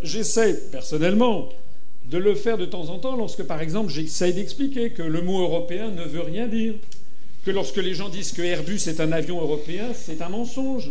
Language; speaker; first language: French; native; French